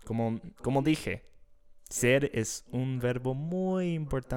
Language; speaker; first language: Spanish; non-native, fluent; English